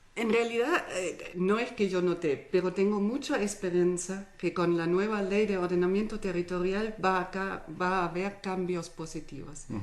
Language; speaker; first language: Spanish; non-native, fluent; German